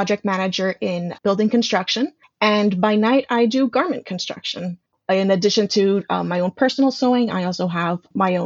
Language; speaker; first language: English; native; English